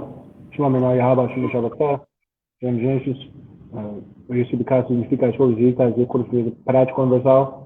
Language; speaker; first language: Portuguese; non-native, learner; English